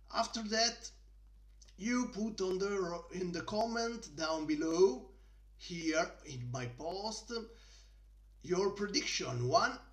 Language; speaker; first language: English; non-native, learner; Italian